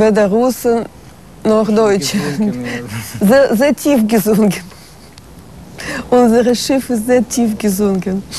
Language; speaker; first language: German; non-native, fluent; Russian